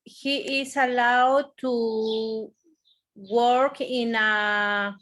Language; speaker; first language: English; non-native, learner; Spanish